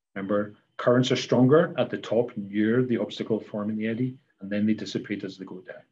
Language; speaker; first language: English; native; English